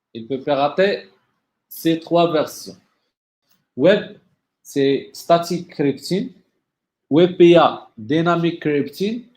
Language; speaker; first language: French; non-native, local second language; Arabic